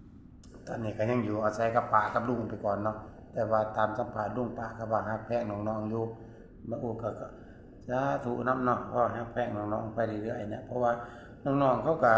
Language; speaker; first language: Thai; non-native, local second language; Northeastern Thai